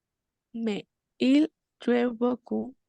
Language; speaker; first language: French; non-native, learner; Spanish